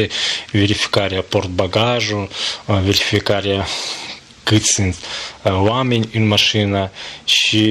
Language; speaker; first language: Romanian; non-native, learner; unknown